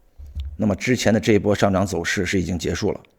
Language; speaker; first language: Chinese; native; Chinese